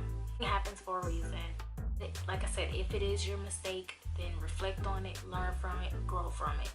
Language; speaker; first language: English; native; English